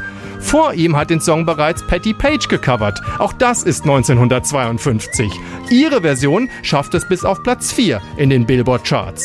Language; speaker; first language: German; native; German